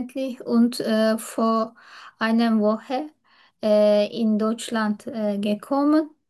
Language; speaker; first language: German; non-native, learner; Turkish